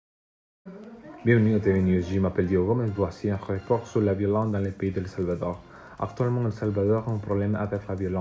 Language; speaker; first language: French; non-native, learner; Spanish